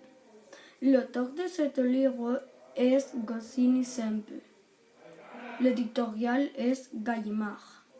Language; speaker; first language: French; non-native, learner; Catalan